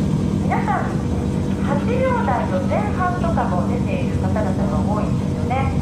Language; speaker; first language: Japanese; native; Japanese